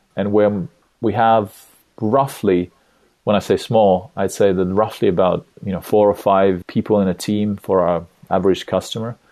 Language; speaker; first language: English; non-native, fluent; Estonian